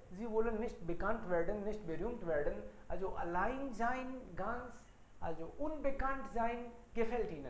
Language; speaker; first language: German; non-native, fluent; Hindi